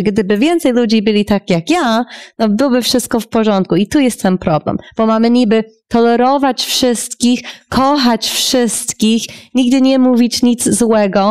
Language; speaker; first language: Polish; non-native, fluent; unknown